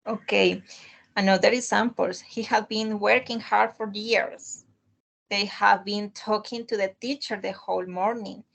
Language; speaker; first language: English; non-native, learner; Spanish